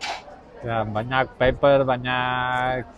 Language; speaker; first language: Indonesian; non-native, learner; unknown